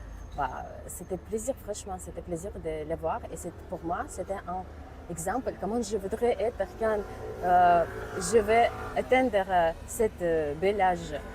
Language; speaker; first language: French; non-native, learner; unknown